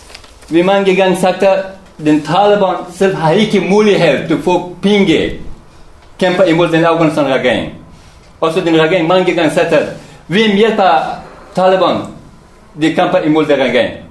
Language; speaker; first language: Danish; non-native, learner; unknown